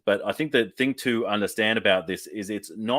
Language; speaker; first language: English; native; English